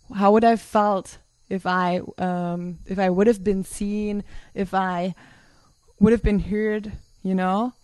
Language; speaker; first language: English; non-native, fluent; German